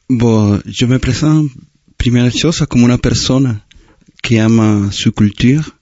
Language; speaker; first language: French; non-native, fluent; Spanish